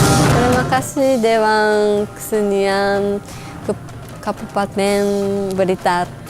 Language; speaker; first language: Indonesian; non-native, learner; Japanese